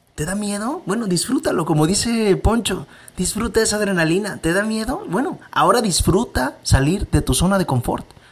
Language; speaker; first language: Spanish; native; Spanish